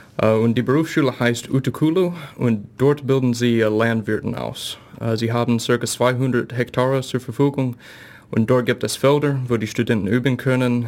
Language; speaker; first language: German; non-native, fluent; English